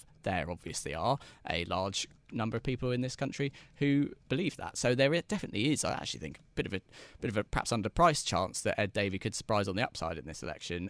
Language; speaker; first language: English; native; English